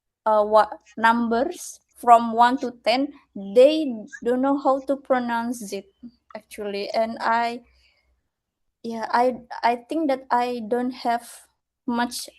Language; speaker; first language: English; non-native, fluent; Indonesian